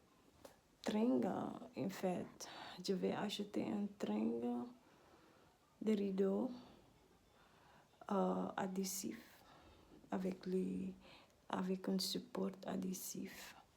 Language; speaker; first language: French; non-native, learner; Dutch